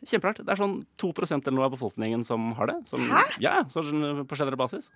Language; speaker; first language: Norwegian; native; Norwegian